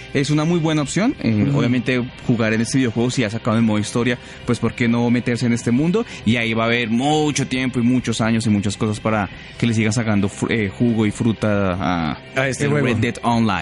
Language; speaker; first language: Spanish; native; Spanish